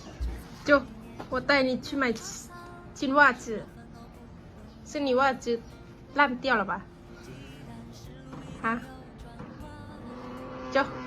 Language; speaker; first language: Chinese; non-native, fluent; Lao